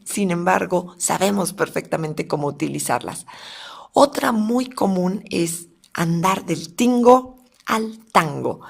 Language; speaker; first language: Spanish; native; Spanish